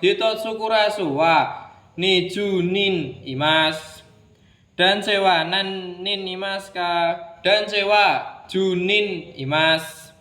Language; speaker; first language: Japanese; non-native, learner; Indonesian